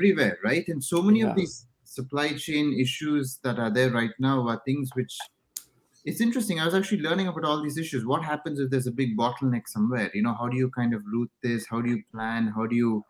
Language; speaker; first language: English; non-native, local second language; Tamil